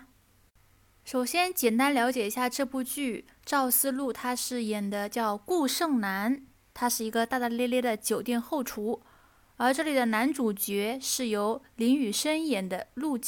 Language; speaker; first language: Chinese; native; Chinese